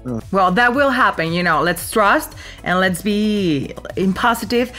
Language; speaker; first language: English; non-native, fluent; Spanish